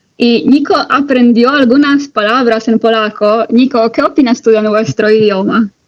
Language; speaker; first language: Spanish; non-native, learner; Polish